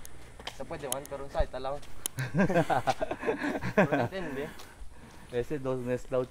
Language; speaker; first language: Spanish; non-native, learner; Chavacano